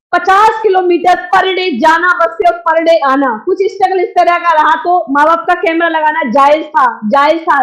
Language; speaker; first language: Hindi; native; Hindi